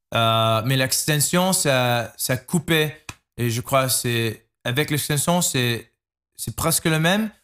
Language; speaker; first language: French; non-native, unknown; English